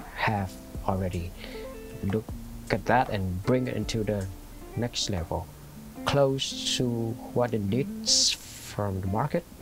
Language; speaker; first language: English; non-native, fluent; Vietnamese